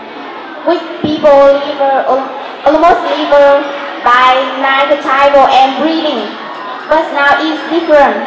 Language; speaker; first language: English; non-native, learner; Vietnamese